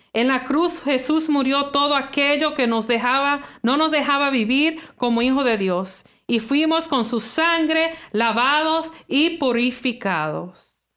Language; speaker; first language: Spanish; early bilingual, heritage; English